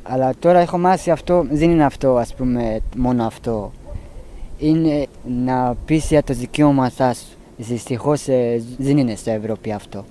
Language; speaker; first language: Greek; non-native, learner; Persian